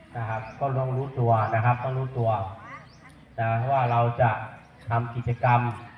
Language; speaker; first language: Thai; native; Thai